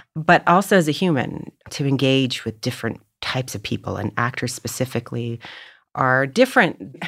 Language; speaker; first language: English; native; English